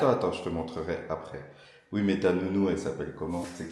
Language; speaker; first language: French; native; French